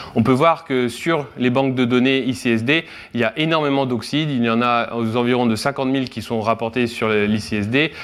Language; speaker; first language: French; native; French